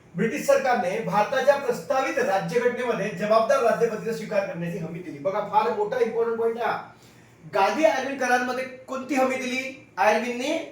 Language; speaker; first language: Marathi; non-native, local second language; Hindi